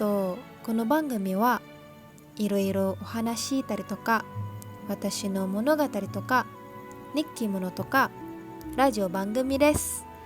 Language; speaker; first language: Japanese; non-native, learner; Malay